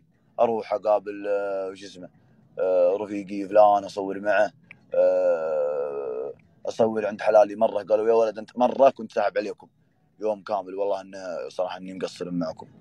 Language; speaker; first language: Arabic; native; Arabic